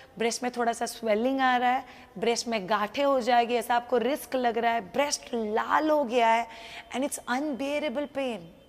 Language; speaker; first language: Hindi; non-native, local second language; Marathi